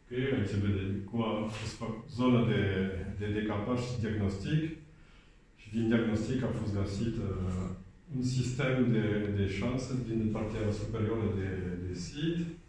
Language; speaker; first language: Romanian; non-native, learner; French